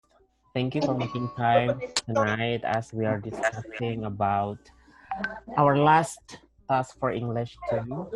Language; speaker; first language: English; non-native, learner; Indonesian